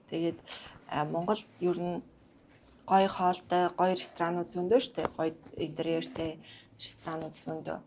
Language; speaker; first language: Mongolian; non-native, local second language; Kazakh